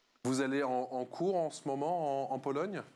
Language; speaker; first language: French; native; French